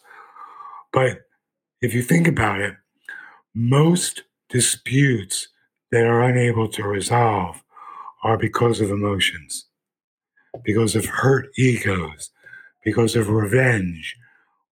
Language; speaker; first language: English; native; English